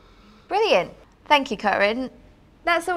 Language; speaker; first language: English; native; English